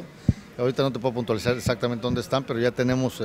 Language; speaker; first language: Spanish; native; Spanish